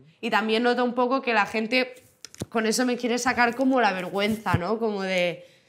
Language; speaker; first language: Spanish; non-native, local second language; Catalan